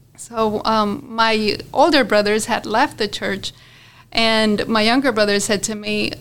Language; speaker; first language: English; non-native, fluent; Spanish